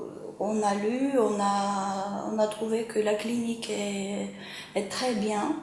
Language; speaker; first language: French; non-native, fluent; Ukrainian